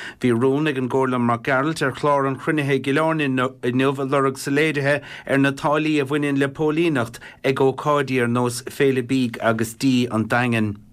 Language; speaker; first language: Irish; native; Irish